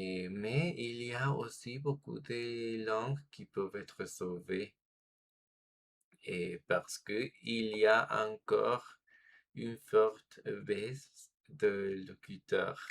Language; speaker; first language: French; non-native, fluent; Spanish